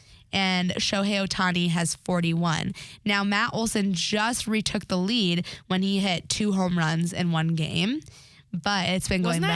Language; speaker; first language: English; native; English